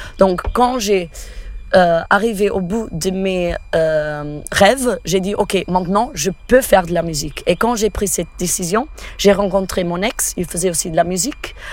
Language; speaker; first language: French; non-native, fluent; Portuguese